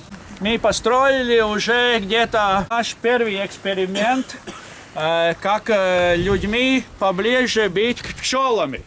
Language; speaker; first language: Russian; non-native, learner; Latvian